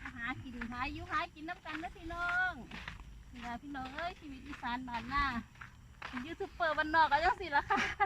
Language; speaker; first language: Thai; native; Thai